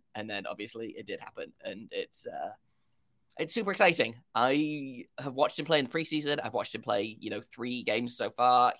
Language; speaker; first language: English; native; English